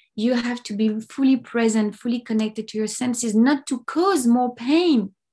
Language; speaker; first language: English; non-native, fluent; French